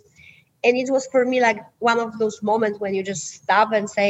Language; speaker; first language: English; non-native, fluent; Polish